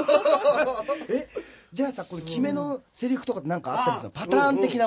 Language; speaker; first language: Japanese; native; Japanese